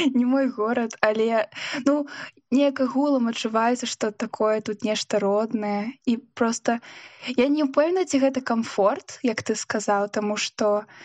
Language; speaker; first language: Belarusian; non-native, local second language; Russian